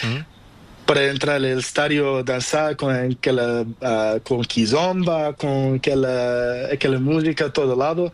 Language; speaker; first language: Spanish; non-native, learner; Portuguese